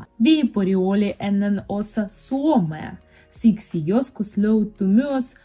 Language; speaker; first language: Finnish; non-native, learner; Russian